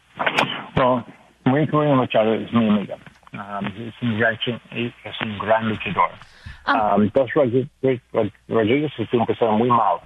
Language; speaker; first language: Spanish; non-native, learner; English